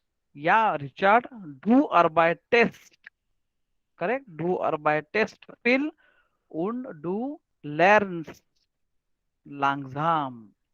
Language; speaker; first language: German; non-native, learner; Marathi